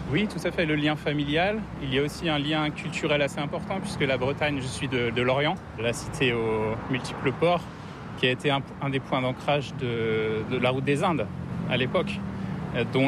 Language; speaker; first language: French; native; French